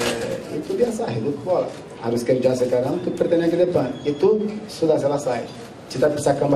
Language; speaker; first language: Indonesian; non-native, learner; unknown